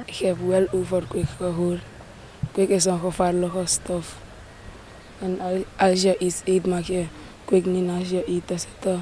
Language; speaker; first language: Dutch; non-native, local second language; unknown